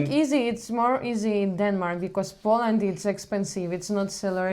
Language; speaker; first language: English; non-native, learner; Ukrainian